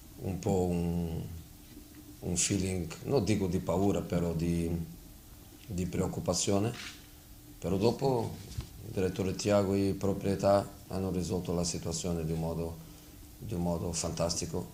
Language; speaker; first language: Italian; non-native, fluent; Portuguese